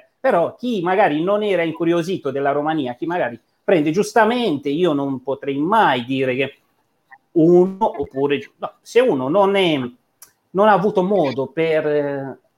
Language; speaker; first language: Italian; non-native, fluent; Romanian